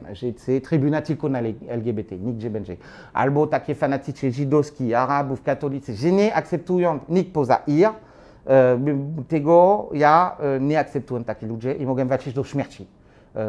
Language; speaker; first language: Polish; non-native, learner; French